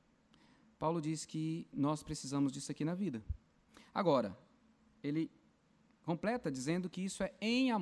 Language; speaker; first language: Portuguese; native; Portuguese